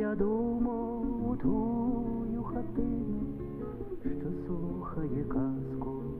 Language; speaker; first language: Ukrainian; native; Ukrainian